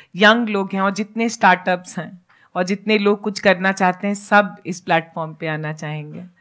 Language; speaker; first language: Hindi; native; Hindi